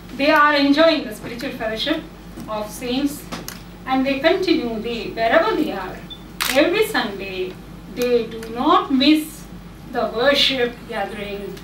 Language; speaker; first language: English; non-native, local second language; Telugu